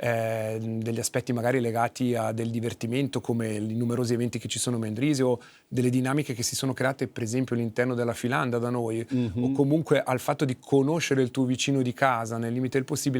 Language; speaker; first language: Italian; native; Italian